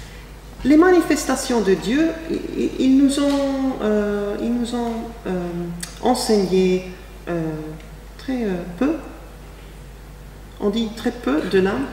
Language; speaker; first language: French; non-native, fluent; English